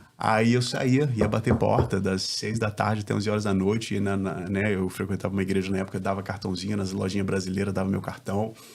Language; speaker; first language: Portuguese; native; Portuguese